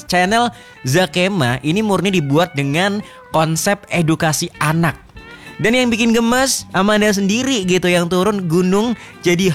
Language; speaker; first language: Indonesian; native; Indonesian